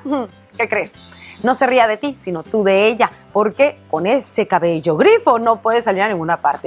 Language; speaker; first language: Spanish; native; Spanish